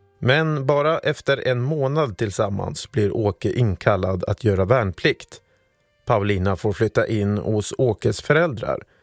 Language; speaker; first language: Swedish; native; Swedish